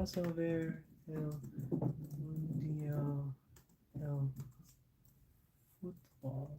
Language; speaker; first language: Spanish; non-native, learner; English